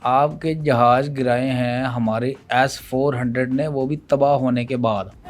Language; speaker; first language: Urdu; non-native, local second language; Punjabi